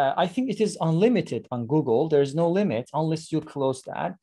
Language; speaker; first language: English; non-native, fluent; Persian